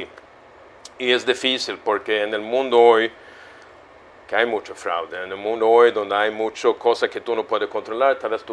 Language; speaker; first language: Spanish; non-native, fluent; Swedish